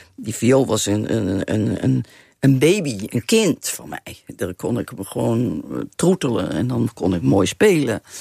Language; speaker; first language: Dutch; native; Dutch